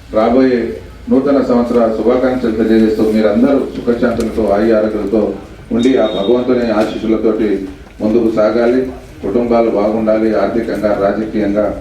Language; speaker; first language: Telugu; non-native, local second language; Lambadi